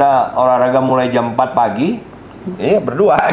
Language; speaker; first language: Indonesian; native; Indonesian